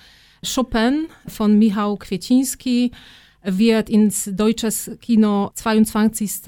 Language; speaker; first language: German; non-native, fluent; Polish